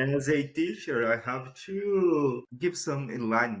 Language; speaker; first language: English; non-native, fluent; Portuguese